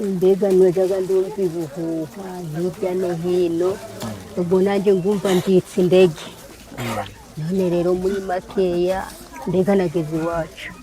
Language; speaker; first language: Kinyarwanda; native; Kinyarwanda